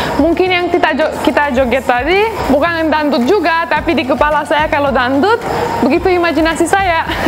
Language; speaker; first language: Indonesian; non-native, fluent; Russian